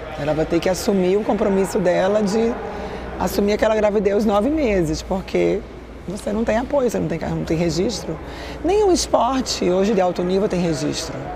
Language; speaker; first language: Portuguese; native; Portuguese